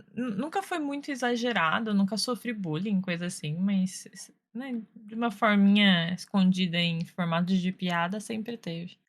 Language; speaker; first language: Portuguese; native; Portuguese